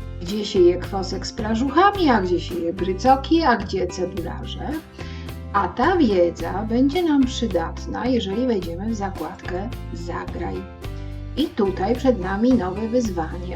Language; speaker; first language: Polish; native; Polish